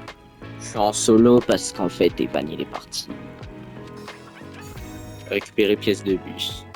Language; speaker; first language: French; native; French